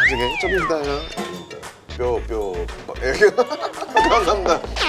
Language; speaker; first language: Korean; non-native, learner; English